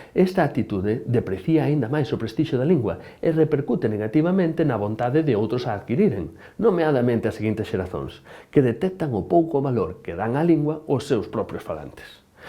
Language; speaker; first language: Galician; native; Galician